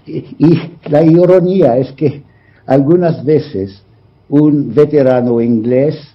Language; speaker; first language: Spanish; non-native, fluent; English